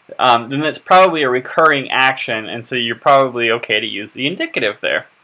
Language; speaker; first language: English; native; English